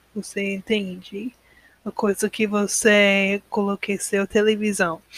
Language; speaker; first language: Portuguese; non-native, learner; English